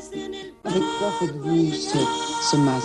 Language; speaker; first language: French; native; French